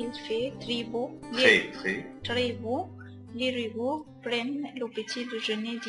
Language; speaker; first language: French; non-native, learner; Arabic